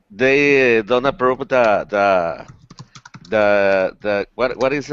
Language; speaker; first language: English; non-native, learner; Spanish